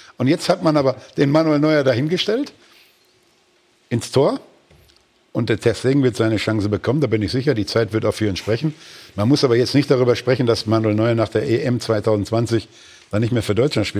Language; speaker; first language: German; native; German